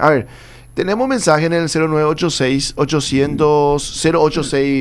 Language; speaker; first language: Spanish; native; Spanish